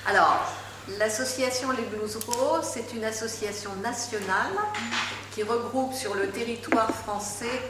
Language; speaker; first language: French; native; French